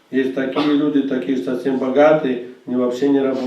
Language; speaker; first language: Russian; native; Russian